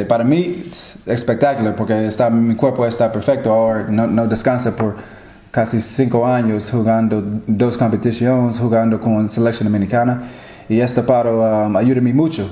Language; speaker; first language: Spanish; non-native, learner; English